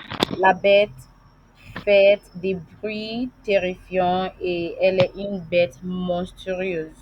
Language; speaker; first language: French; non-native, learner; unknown